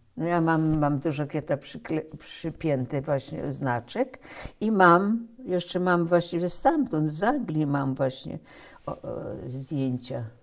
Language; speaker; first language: Polish; early bilingual, heritage; Polish